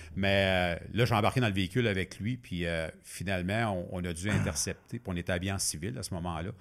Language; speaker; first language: French; native; French